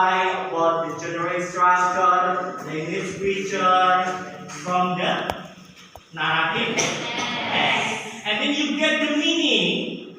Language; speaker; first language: English; non-native, learner; Indonesian